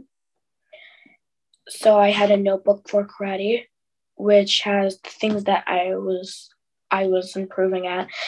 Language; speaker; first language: English; native; English